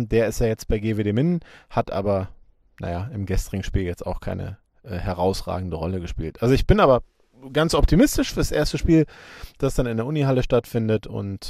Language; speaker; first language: German; native; German